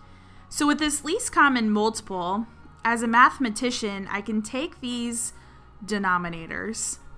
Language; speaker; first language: English; native; English